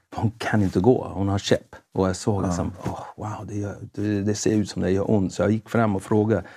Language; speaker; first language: Swedish; non-native, fluent; English